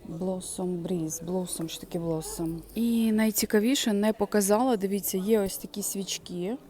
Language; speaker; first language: Ukrainian; native; Ukrainian